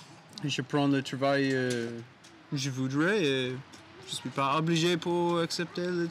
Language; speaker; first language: French; non-native, learner; English